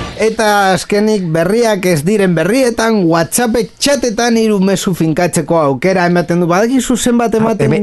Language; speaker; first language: Basque; non-native, local second language; Spanish